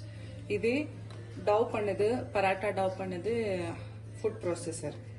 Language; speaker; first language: Tamil; non-native, local second language; Urdu